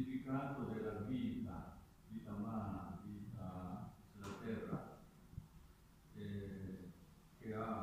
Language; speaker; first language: Italian; non-native, learner; Japanese